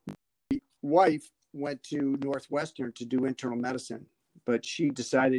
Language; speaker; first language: English; native; English